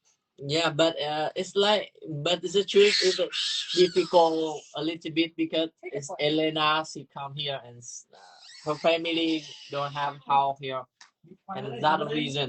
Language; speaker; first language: English; non-native, learner; Vietnamese